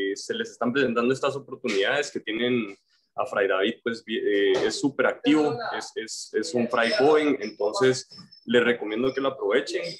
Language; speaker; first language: Spanish; native; Spanish